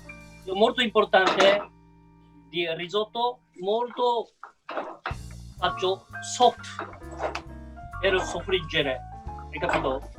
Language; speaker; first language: Italian; non-native, learner; Japanese